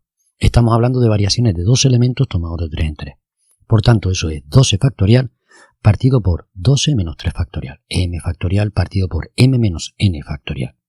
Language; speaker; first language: Spanish; native; Spanish